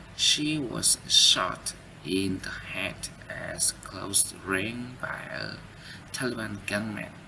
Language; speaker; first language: English; non-native, learner; Vietnamese